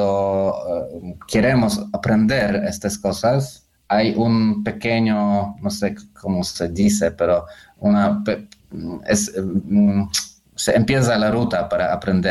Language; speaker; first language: Spanish; non-native, learner; Polish